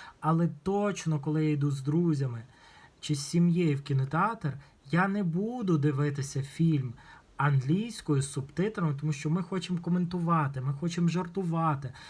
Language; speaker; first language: Ukrainian; non-native, local second language; Russian